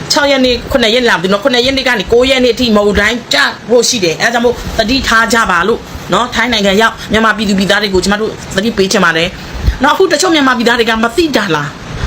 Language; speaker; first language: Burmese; non-native, local second language; S'gaw Karen